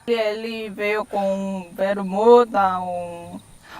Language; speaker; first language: Portuguese; non-native, fluent; Korean